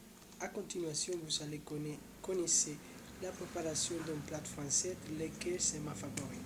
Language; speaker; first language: French; non-native, learner; Spanish